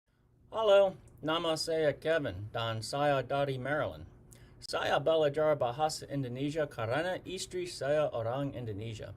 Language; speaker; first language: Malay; non-native, learner; English